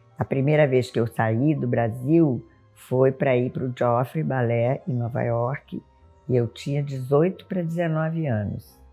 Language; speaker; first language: Portuguese; native; Portuguese